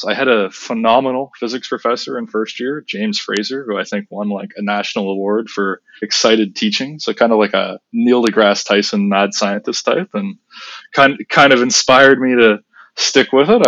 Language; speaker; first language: English; native; English